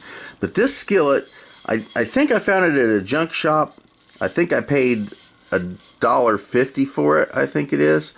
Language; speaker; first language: English; native; English